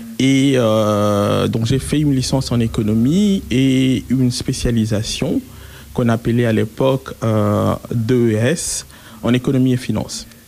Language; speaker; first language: French; non-native, local second language; Lingala